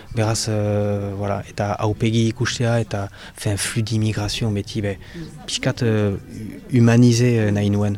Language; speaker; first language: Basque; non-native, local second language; French